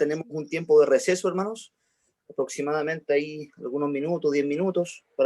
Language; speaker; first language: Spanish; native; Spanish